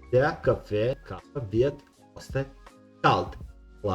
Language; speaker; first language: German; non-native, fluent; Serbian